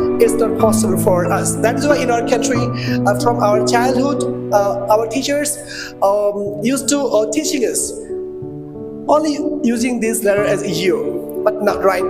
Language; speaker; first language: English; non-native, local second language; Bangla